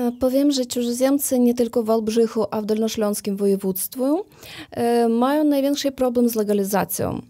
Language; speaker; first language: Polish; non-native, learner; Ukrainian